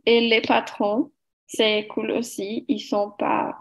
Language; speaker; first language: French; non-native, learner; Portuguese